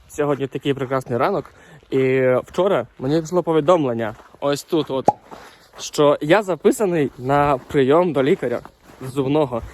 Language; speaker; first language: Ukrainian; native; Ukrainian